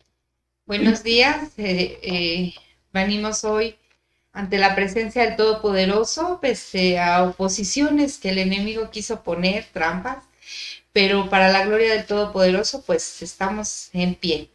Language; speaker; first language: Spanish; native; Spanish